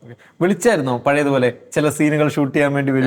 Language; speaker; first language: Malayalam; native; Malayalam